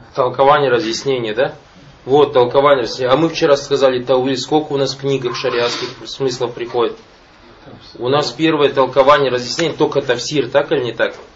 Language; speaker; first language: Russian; non-native, local second language; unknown